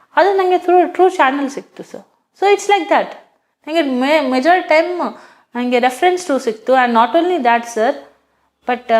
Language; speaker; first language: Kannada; non-native, local second language; Hindi